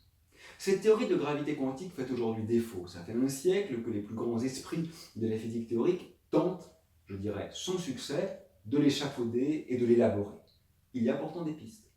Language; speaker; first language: French; native; French